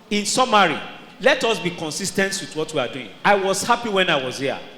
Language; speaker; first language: English; non-native, local second language; Yoruba